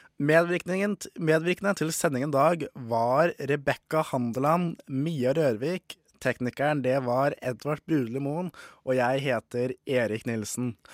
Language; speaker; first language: Norwegian; native; Norwegian